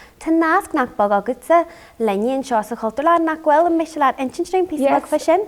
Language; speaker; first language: Irish; non-native, local second language; English